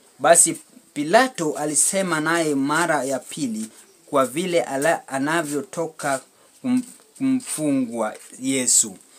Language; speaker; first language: Swahili; non-native, local second language; Luo (Kenya and Tanzania)